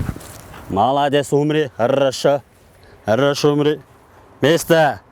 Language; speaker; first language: Russian; non-native, local second language; Kyrgyz